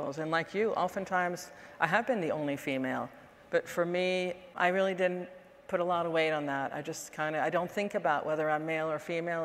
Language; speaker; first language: English; non-native, fluent; Dutch